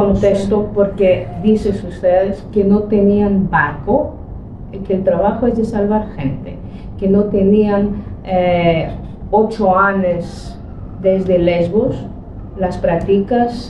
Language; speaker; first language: Spanish; non-native, learner; Greek